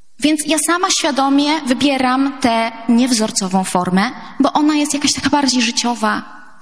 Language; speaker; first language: Polish; native; Polish